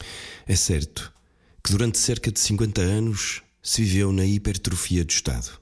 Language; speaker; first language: Portuguese; native; Portuguese